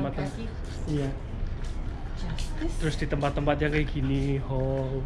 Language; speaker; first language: Indonesian; native; Indonesian